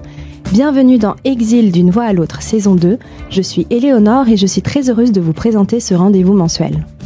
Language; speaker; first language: French; native; French